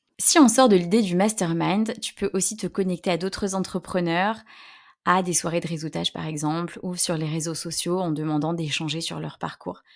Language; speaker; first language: French; native; French